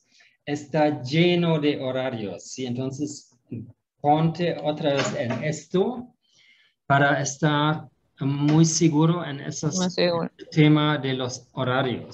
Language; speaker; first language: Spanish; non-native, fluent; German